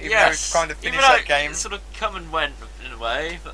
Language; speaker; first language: English; native; English